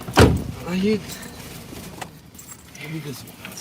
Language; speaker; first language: English; non-native, learner; Japanese